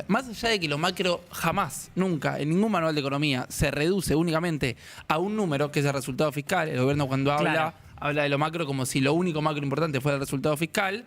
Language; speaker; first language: Spanish; native; Spanish